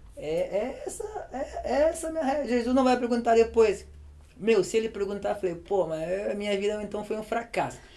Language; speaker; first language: Portuguese; non-native, local second language; Kabuverdianu